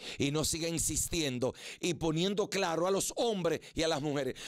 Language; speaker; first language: Spanish; native; Spanish